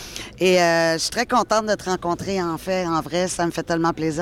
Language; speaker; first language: French; native; French